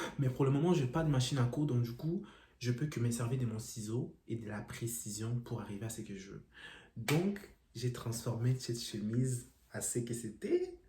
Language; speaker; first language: French; non-native, local second language; Lingala